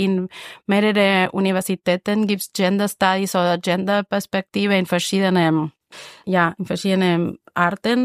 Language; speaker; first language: German; non-native, fluent; Spanish